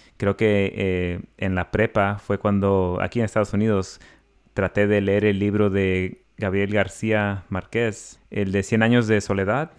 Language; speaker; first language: Spanish; early bilingual, other home language; English